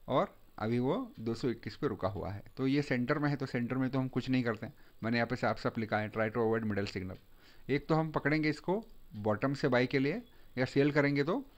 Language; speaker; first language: Hindi; non-native, local second language; Marathi